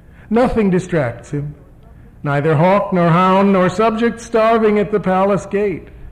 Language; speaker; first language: English; native; English